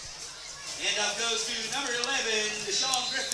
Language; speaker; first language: English; native; English